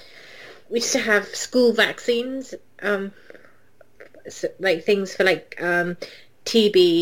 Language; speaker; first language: English; native; English